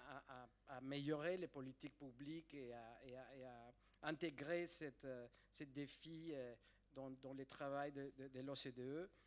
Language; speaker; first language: French; non-native, fluent; Spanish